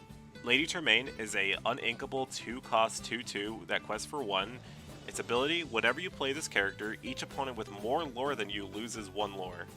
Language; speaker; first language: English; native; English